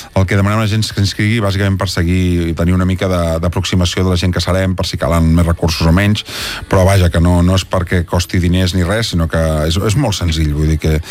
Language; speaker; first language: Catalan; native; Catalan